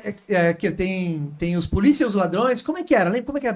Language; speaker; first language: Portuguese; native; Portuguese